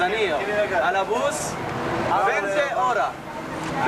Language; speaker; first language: Spanish; non-native, learner; Hebrew